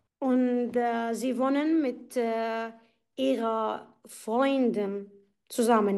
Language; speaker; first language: German; non-native, fluent; Arabic